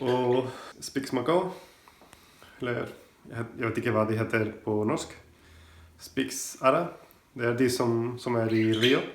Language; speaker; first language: Norwegian; non-native, learner; Spanish